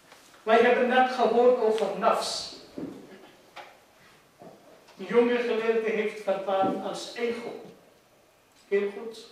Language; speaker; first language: Dutch; non-native, fluent; Urdu